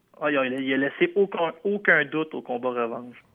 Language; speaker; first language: French; native; French